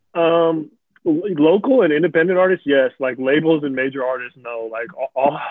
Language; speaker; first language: English; native; English